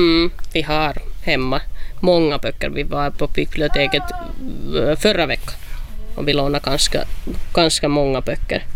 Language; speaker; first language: Swedish; non-native, local second language; Finnish